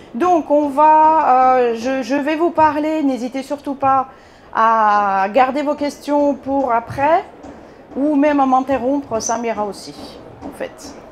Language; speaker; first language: French; non-native, fluent; Bulgarian